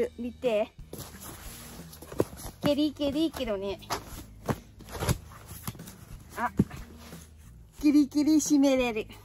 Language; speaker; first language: Japanese; non-native, learner; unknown